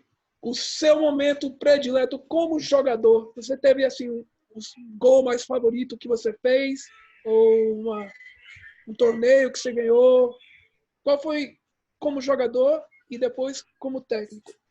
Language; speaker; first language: Portuguese; early bilingual, heritage; English